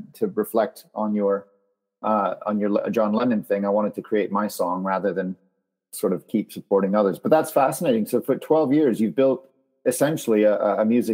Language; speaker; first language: English; native; English